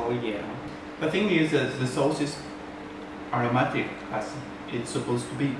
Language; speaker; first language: English; non-native, fluent; Spanish